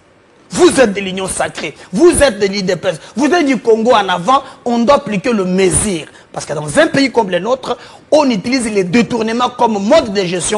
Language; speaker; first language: French; non-native, local second language; Lingala